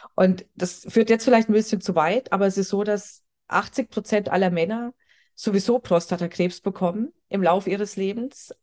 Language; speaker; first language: German; native; German